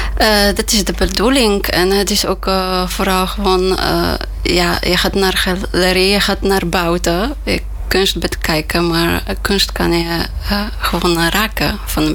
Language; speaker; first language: Dutch; non-native, fluent; Polish